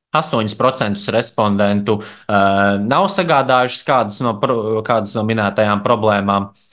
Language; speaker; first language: Latvian; native; Latvian